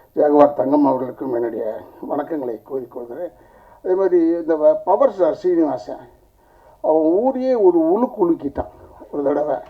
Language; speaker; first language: Tamil; non-native, local second language; Telugu